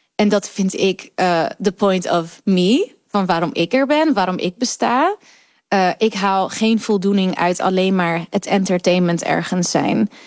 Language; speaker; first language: Dutch; early bilingual, other home language; Kurdish